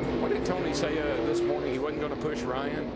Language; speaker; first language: English; native; English